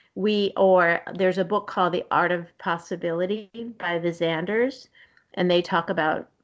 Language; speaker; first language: English; native; English